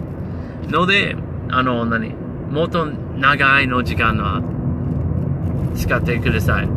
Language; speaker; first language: Japanese; non-native, learner; English